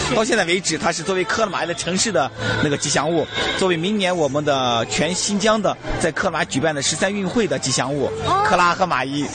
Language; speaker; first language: Chinese; native; Chinese